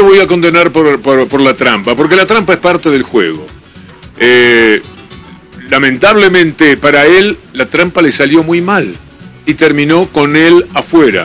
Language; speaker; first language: Spanish; native; Spanish